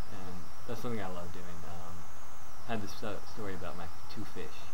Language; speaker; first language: English; native; English